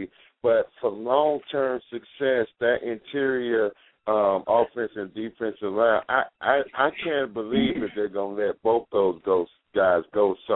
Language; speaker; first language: English; native; English